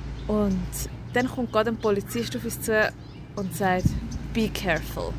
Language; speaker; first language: German; native; German